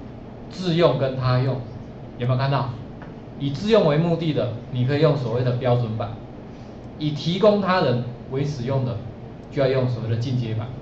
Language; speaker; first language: Chinese; native; Chinese